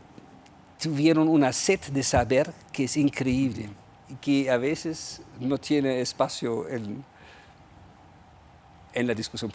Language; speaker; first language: Spanish; non-native, fluent; German